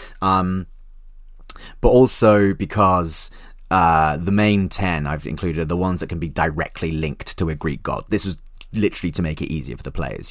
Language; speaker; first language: English; native; English